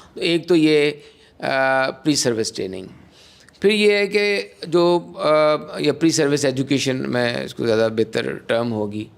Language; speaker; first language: Urdu; native; Urdu